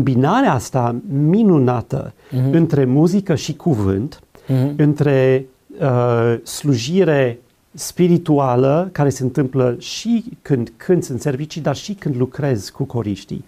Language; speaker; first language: Romanian; non-native, fluent; English